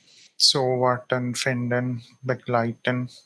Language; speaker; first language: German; non-native, fluent; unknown